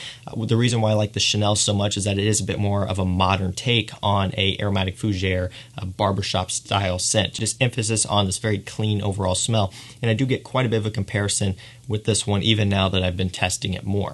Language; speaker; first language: English; native; English